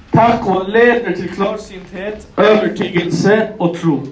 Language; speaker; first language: Swedish; non-native, local second language; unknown